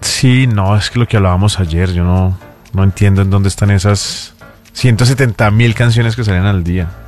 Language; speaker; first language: Spanish; native; Spanish